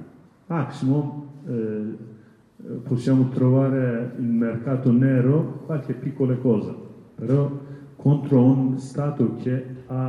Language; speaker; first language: Italian; non-native, learner; Kurdish